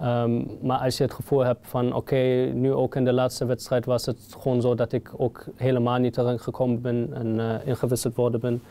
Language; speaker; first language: Dutch; non-native, fluent; German